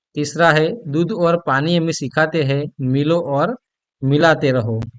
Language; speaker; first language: Hindi; non-native, local second language; Gujarati